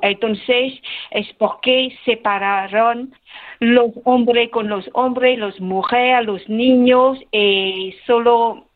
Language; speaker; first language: Spanish; non-native, learner; Khmer